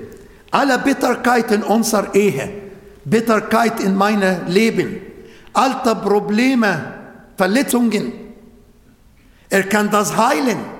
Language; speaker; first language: German; non-native, fluent; Arabic